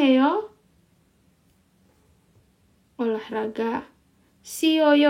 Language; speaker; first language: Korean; non-native, fluent; Indonesian